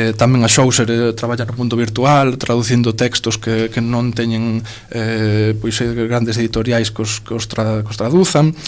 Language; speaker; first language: Galician; non-native, local second language; Spanish